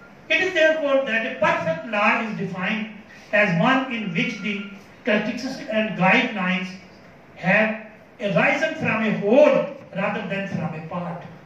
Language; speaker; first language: English; non-native, local second language; Urdu